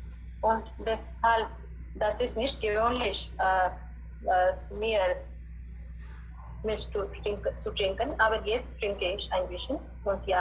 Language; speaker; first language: German; non-native, learner; Hindi